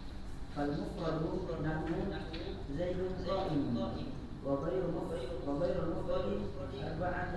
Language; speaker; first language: Arabic; non-native, learner; Indonesian